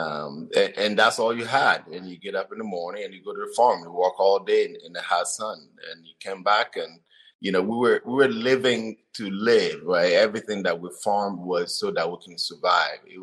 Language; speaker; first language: English; non-native, fluent; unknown